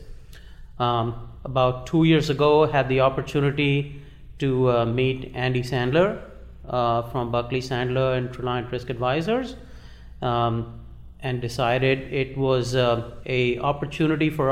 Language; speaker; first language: English; non-native, local second language; Hindi